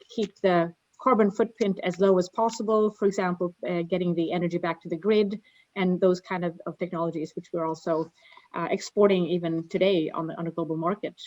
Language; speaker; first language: English; non-native, fluent; Swedish